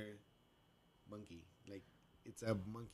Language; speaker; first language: English; non-native, fluent; Spanish